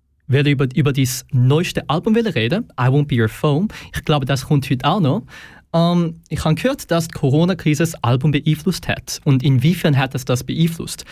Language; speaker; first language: German; native; German